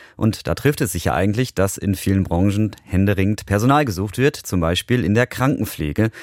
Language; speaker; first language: German; native; German